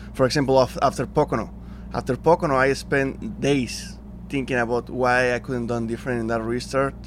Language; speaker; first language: English; non-native, fluent; Spanish